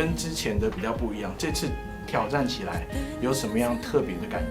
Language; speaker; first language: Chinese; native; Chinese